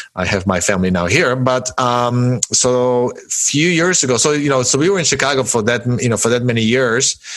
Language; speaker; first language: English; early bilingual, other home language; Polish